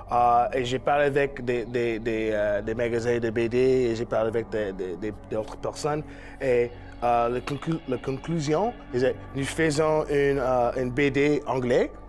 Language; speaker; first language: French; non-native, learner; English